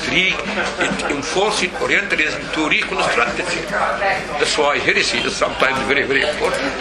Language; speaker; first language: English; non-native, fluent; Arabic